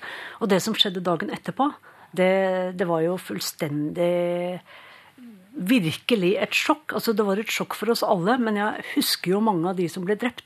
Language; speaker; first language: Norwegian; native; Norwegian